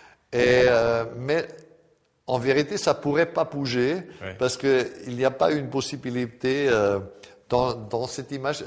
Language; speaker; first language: French; non-native, fluent; German